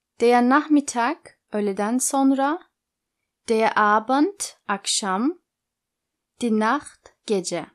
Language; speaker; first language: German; non-native, fluent; Turkish